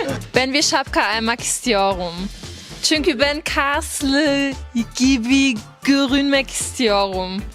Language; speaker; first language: Turkish; non-native, learner; German